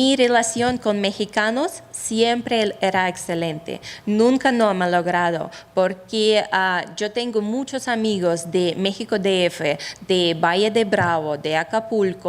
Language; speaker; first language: Spanish; non-native, fluent; Russian